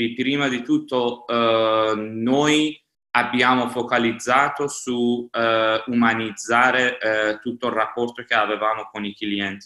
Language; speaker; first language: Italian; non-native, fluent; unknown